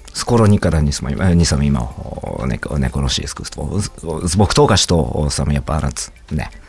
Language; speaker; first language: Serbian; non-native, fluent; Japanese